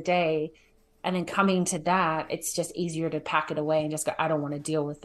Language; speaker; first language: English; native; English